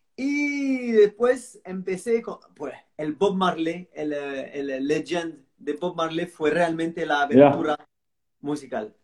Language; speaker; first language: Spanish; non-native, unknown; French